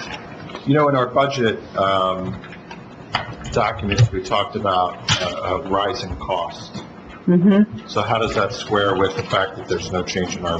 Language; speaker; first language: English; native; English